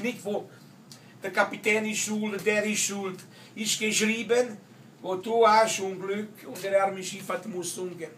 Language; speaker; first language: German; non-native, learner; Italian